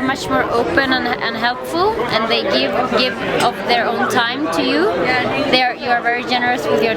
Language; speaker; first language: English; non-native, fluent; Swedish